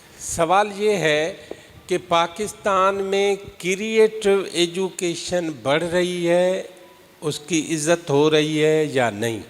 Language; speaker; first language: Urdu; non-native, local second language; Sindhi